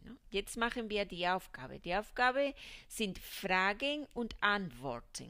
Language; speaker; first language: German; non-native, fluent; Spanish